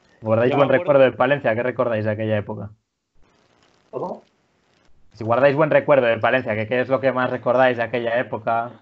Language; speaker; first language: Spanish; native; Spanish